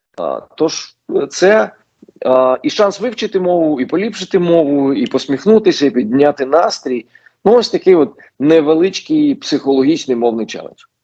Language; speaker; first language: Ukrainian; non-native, local second language; Russian